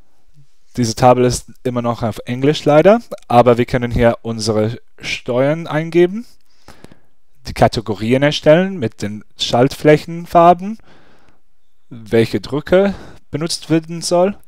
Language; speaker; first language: German; non-native, fluent; English